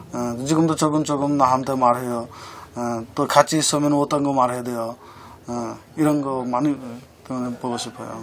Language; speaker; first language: Korean; non-native, learner; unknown